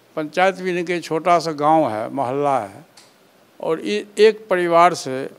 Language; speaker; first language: Hindi; native; Hindi